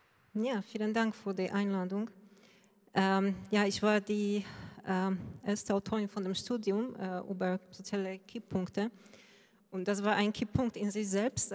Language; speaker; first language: German; non-native, fluent; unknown